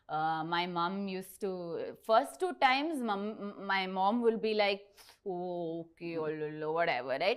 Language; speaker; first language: Telugu; non-native, learner; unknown